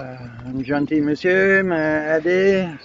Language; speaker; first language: French; non-native, learner; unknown